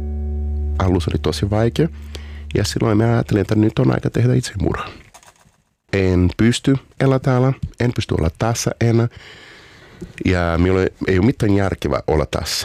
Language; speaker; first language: Finnish; non-native, fluent; Portuguese